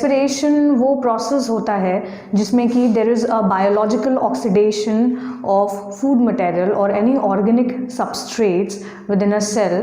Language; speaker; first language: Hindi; native; Hindi